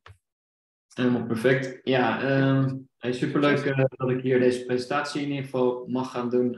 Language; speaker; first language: Dutch; native; Dutch